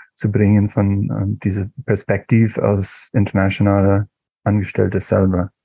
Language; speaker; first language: German; non-native, fluent; English